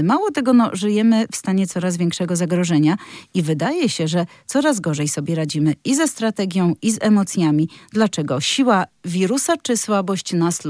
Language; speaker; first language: Polish; native; Polish